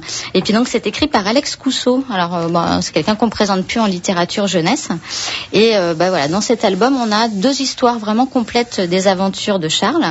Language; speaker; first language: French; native; French